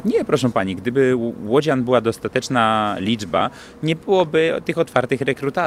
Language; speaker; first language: Polish; native; Polish